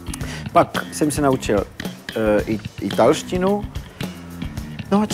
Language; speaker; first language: Czech; non-native, fluent; French